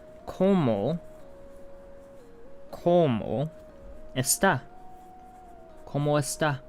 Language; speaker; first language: Spanish; non-native, learner; English